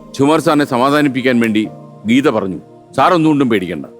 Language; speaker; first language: Malayalam; native; Malayalam